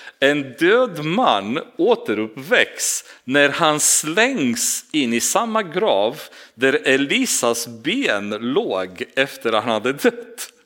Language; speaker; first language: Swedish; non-native, fluent; Romanian